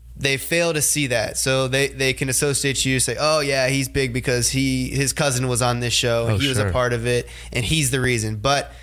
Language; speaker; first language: English; native; English